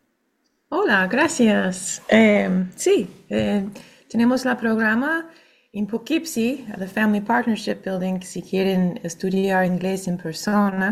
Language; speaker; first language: Spanish; non-native, fluent; English